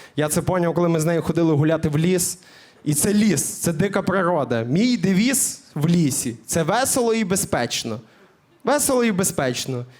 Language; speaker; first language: Ukrainian; native; Ukrainian